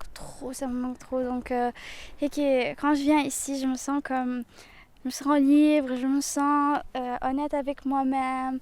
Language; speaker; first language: French; non-native, local second language; Arabic